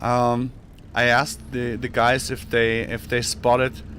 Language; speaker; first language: English; non-native, fluent; German